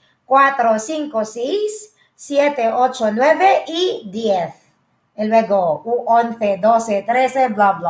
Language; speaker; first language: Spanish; non-native, learner; Filipino